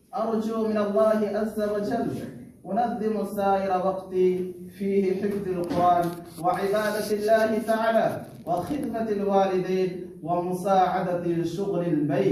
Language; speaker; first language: Arabic; non-native, learner; Urdu